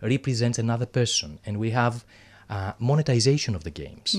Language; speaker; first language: English; non-native, fluent; Greek